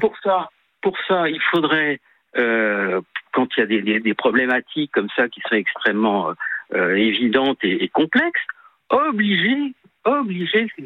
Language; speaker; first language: French; native; French